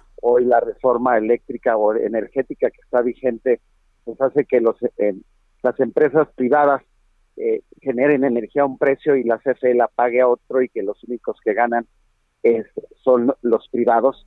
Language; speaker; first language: Spanish; native; Spanish